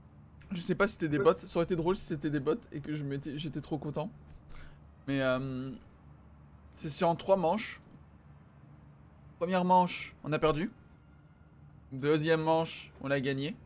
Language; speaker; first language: French; native; French